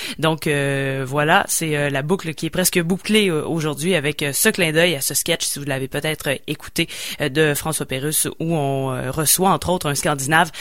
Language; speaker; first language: French; native; French